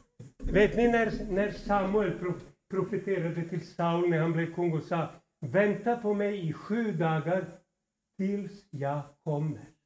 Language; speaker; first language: Swedish; non-native, fluent; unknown